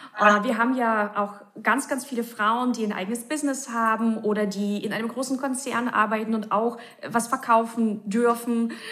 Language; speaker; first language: German; native; German